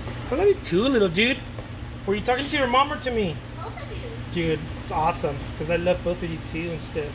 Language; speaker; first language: English; non-native, fluent; Spanish